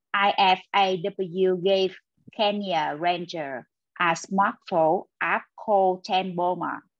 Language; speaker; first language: English; non-native, learner; Vietnamese